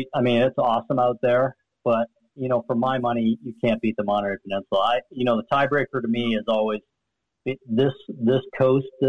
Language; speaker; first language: English; native; English